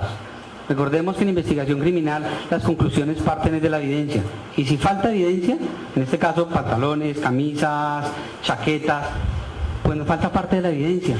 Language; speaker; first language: Spanish; native; Spanish